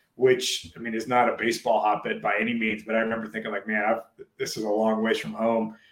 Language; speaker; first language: English; native; English